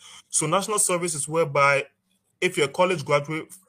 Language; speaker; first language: English; non-native, local second language; Akan